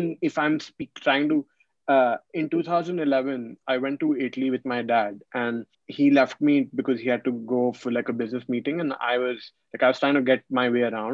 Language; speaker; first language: English; non-native, local second language; Hindi